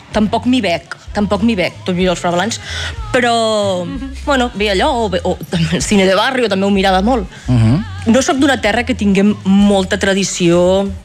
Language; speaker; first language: Catalan; native; Catalan